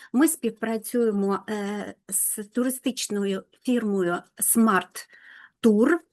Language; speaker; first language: Ukrainian; non-native, local second language; Russian